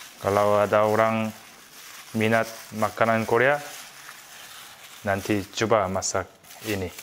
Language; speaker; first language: Indonesian; non-native, learner; Korean